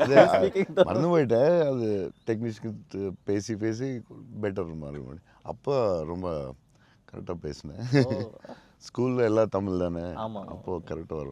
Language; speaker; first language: Tamil; non-native, local second language; Telugu